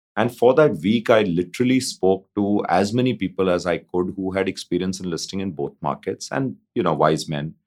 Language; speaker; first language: English; non-native, local second language; Hindi